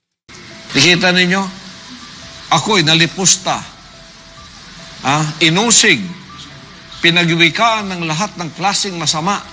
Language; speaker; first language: Filipino; native; Filipino